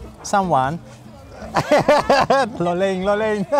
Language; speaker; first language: Thai; non-native, learner; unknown